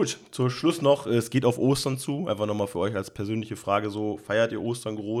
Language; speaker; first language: German; native; German